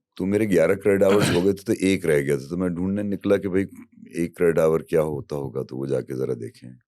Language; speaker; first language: Urdu; native; Urdu